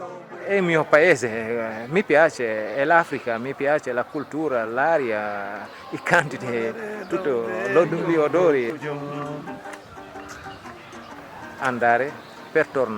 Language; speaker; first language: Italian; non-native, fluent; Wolof